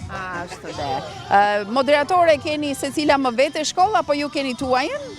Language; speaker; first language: Albanian; native; Albanian